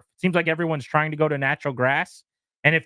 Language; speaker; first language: English; native; English